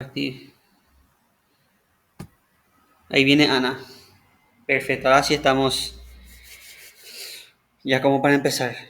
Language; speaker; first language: Spanish; native; Spanish